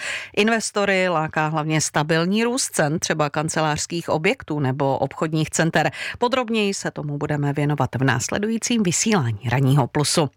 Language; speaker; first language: Czech; native; Czech